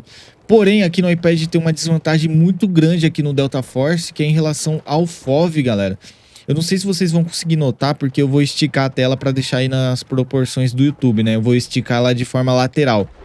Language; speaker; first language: Portuguese; native; Portuguese